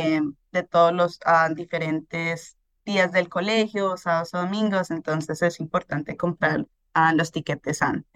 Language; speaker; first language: Spanish; early bilingual, heritage; Spanish